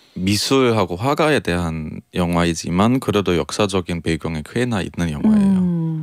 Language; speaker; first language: Korean; non-native, fluent; German